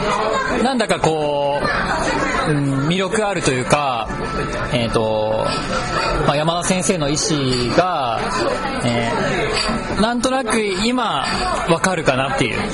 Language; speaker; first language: Japanese; native; Japanese